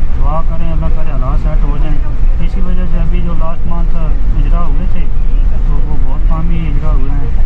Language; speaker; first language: Urdu; non-native, local second language; Punjabi